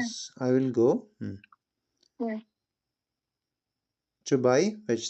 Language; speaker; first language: English; non-native, local second language; Malayalam